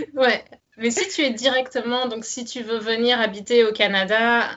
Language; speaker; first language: French; native; French